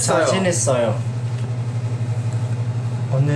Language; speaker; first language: Korean; non-native, learner; Filipino